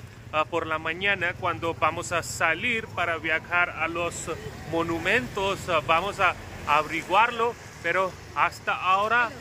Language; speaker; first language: Spanish; non-native, fluent; Hindi